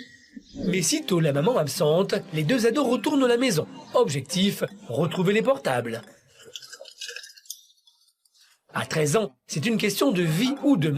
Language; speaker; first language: French; native; French